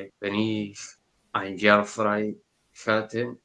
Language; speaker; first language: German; non-native, learner; Spanish